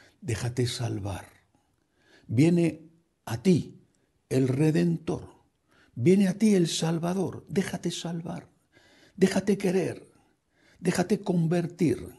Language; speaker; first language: Spanish; native; Spanish